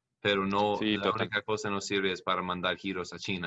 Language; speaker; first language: Spanish; non-native, learner; English